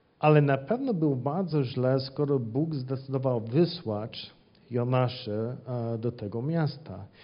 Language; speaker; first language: Polish; non-native, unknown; English